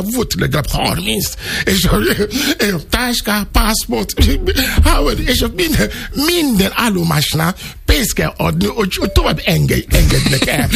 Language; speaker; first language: Hungarian; non-native, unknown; Yoruba